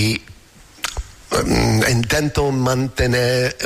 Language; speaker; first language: Spanish; non-native, learner; English